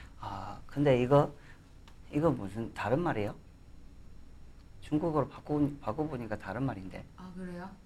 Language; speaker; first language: Korean; non-native, fluent; Chinese